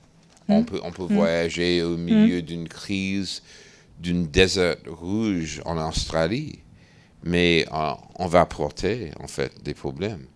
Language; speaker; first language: French; non-native, fluent; English